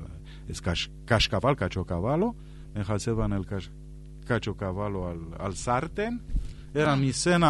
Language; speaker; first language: Spanish; non-native, fluent; Romanian